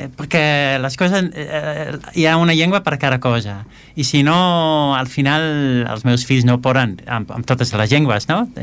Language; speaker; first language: Catalan; non-native, fluent; Dutch